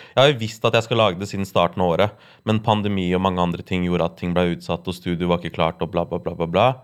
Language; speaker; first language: Norwegian; native; Norwegian